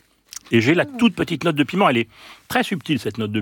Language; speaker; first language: French; native; French